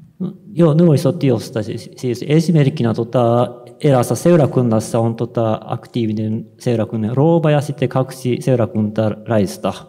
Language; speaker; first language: Finnish; non-native, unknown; Japanese